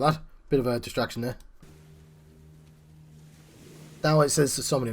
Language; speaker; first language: English; native; English